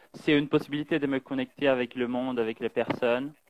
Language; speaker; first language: French; non-native, fluent; Portuguese